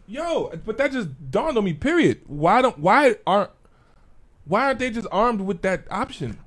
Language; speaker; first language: English; native; English